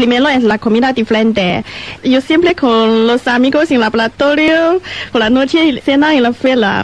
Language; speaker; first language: Spanish; non-native, learner; Chinese